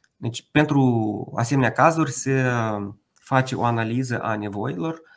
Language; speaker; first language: Romanian; native; Romanian